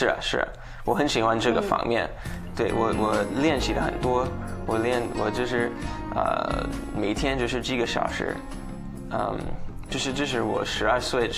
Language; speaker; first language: Chinese; non-native, fluent; English